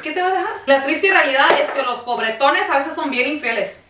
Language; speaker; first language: Spanish; early bilingual, heritage; Spanish